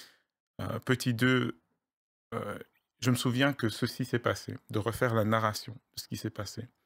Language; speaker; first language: French; native; French